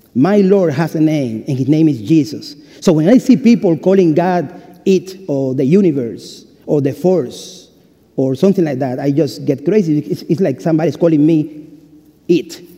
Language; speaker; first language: English; non-native, fluent; Spanish